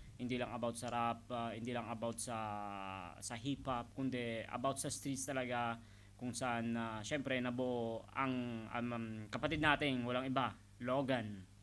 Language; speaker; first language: Filipino; non-native, local second language; Iloko